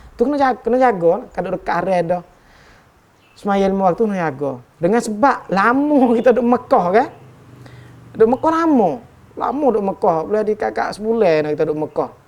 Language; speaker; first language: Malay; native; Malay